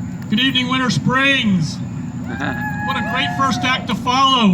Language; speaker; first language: English; native; English